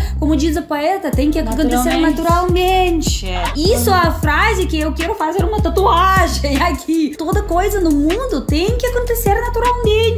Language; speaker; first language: Portuguese; non-native, fluent; Russian